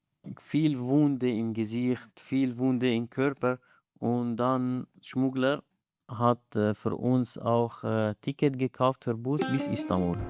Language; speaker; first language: German; non-native, learner; Arabic